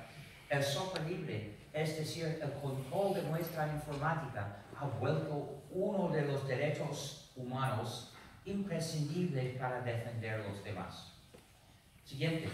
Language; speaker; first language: Spanish; non-native, fluent; English